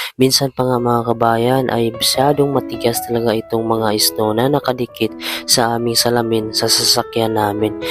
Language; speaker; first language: Filipino; native; Filipino